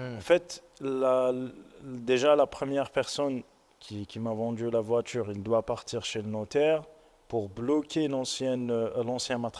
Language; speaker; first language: French; non-native, local second language; Arabic